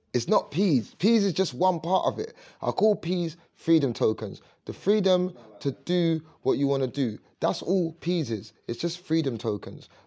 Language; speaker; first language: English; native; English